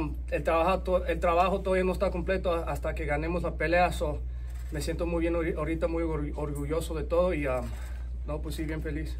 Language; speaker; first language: Spanish; early bilingual, heritage; Spanish